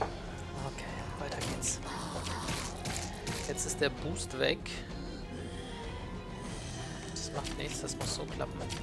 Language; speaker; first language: German; native; German